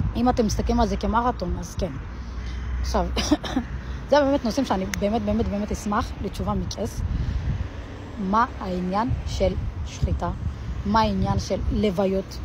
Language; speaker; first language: Hebrew; early bilingual, other home language; Amharic